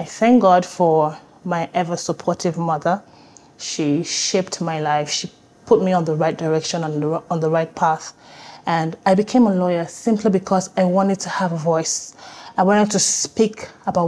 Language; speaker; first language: English; non-native, local second language; Yoruba